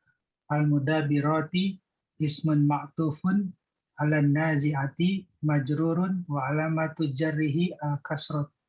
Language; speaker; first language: Arabic; non-native, learner; Indonesian